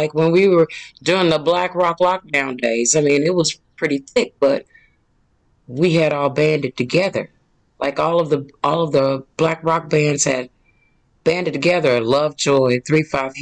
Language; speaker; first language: English; native; English